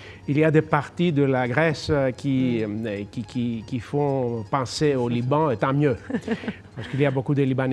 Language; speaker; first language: French; non-native, fluent; Greek